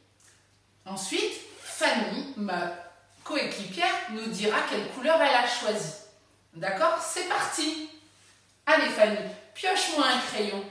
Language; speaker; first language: French; native; French